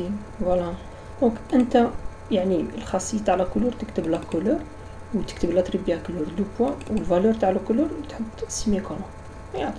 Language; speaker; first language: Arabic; native; Arabic